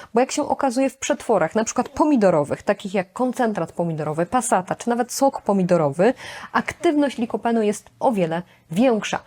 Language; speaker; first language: Polish; native; Polish